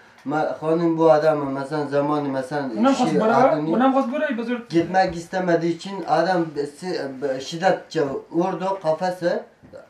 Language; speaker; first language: Turkish; non-native, learner; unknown